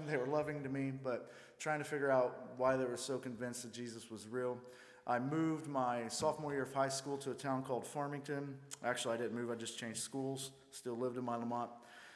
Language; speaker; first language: English; native; English